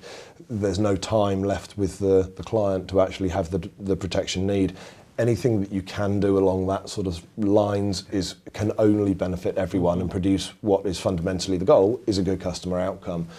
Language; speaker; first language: English; native; English